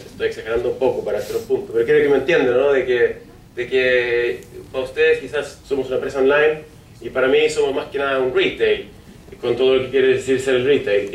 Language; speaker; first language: Spanish; non-native, fluent; Swedish